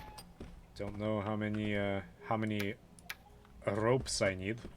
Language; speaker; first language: English; native; English